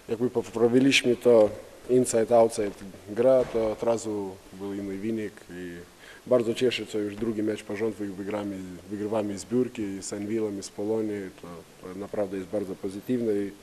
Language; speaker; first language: Polish; non-native, fluent; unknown